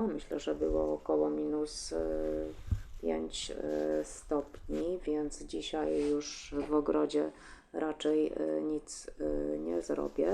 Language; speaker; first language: Polish; native; Polish